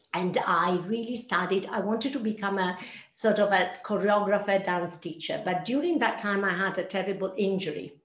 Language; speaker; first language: English; non-native, fluent; Italian